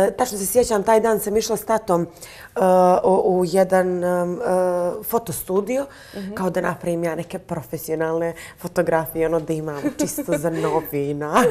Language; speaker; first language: Croatian; native; Croatian